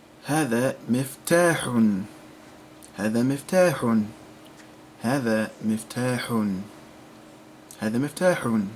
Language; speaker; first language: Arabic; non-native, fluent; English